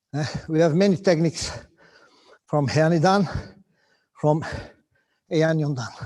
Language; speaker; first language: English; non-native, learner; Italian